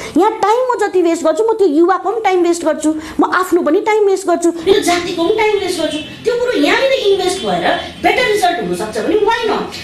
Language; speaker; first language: Nepali; native; Nepali